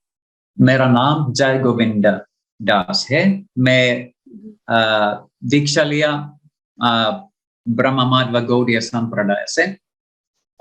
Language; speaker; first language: Hindi; non-native, learner; Finnish